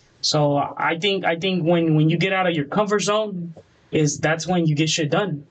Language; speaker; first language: English; early bilingual, other home language; Spanish